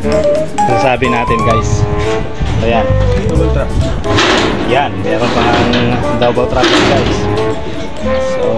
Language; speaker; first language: Filipino; native; Filipino